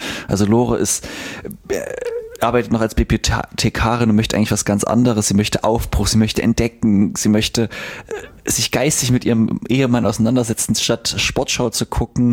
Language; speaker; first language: German; native; German